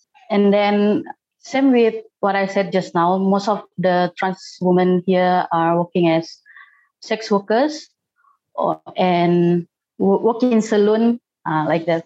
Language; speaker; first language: English; non-native, local second language; Malay